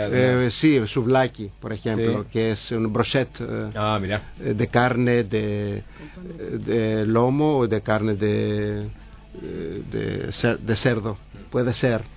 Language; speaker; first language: Spanish; non-native, learner; Greek